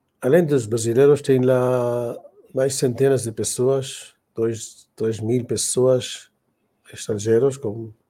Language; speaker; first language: Portuguese; non-native, learner; Hebrew